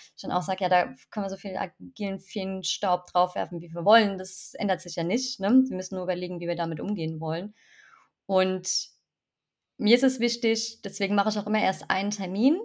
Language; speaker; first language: German; native; German